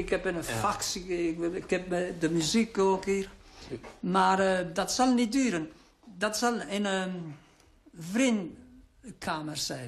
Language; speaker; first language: Dutch; non-native, local second language; French